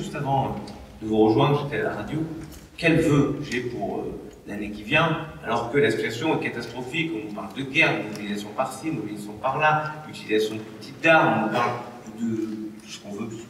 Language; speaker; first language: French; native; French